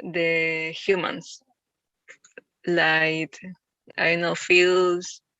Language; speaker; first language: English; non-native, learner; Spanish